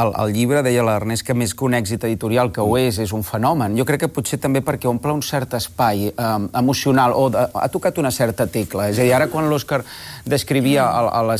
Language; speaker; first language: Catalan; non-native, local second language; Spanish